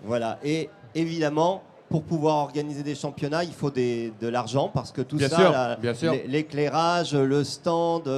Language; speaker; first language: French; native; French